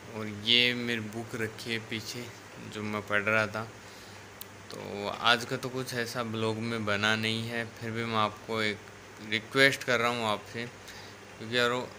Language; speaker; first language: Hindi; native; Hindi